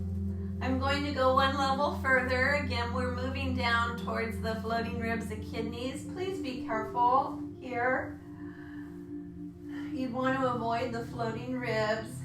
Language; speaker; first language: English; native; English